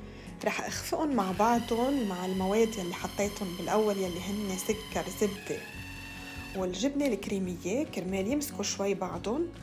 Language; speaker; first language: Arabic; native; Arabic